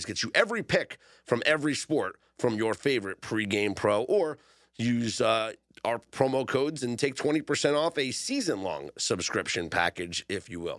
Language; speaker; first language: English; native; English